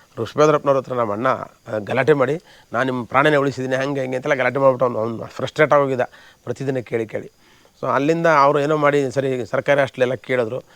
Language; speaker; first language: Kannada; native; Kannada